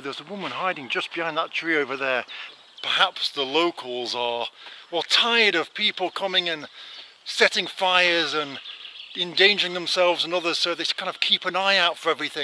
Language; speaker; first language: English; native; English